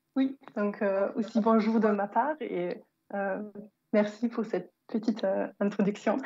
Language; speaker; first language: French; non-native, fluent; German